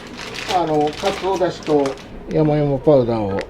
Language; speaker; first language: Japanese; native; Japanese